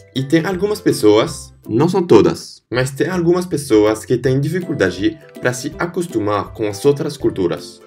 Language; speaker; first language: Portuguese; non-native, fluent; French